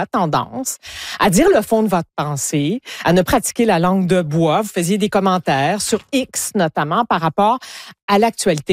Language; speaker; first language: French; native; French